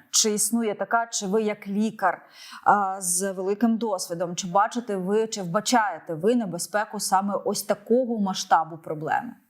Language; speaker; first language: Ukrainian; native; Ukrainian